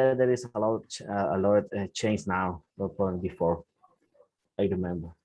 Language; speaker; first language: English; non-native, learner; Spanish